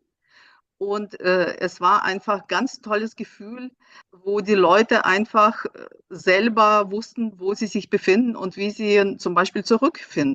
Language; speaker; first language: German; non-native, fluent; Russian